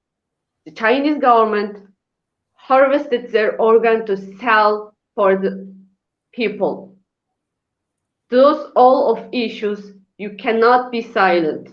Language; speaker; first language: English; non-native, learner; Uyghur